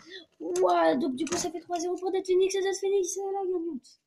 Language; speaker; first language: French; native; French